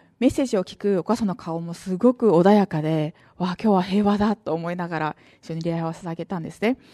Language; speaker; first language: Japanese; non-native, fluent; Korean